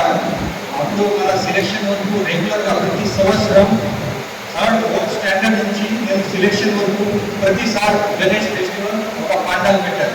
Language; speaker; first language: Telugu; non-native, fluent; Marathi